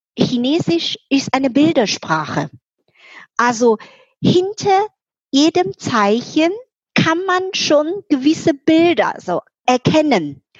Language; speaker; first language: German; non-native, fluent; Chinese